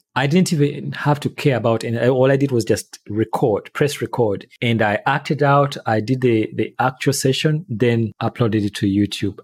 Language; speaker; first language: English; non-native, local second language; Ganda